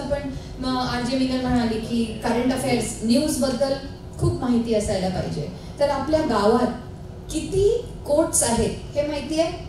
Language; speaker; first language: Marathi; non-native, local second language; Hindi